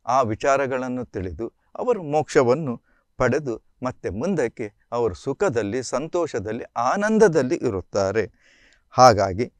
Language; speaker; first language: Kannada; native; Kannada